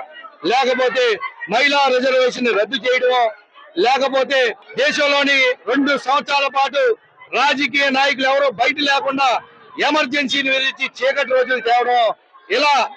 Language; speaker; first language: Telugu; native; Telugu